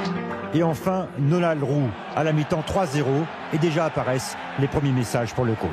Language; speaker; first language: French; native; French